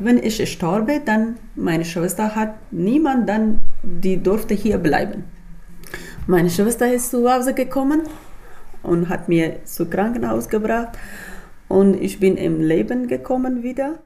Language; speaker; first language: German; non-native, learner; Persian